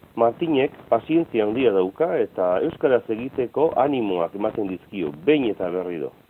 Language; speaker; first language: Basque; native; Basque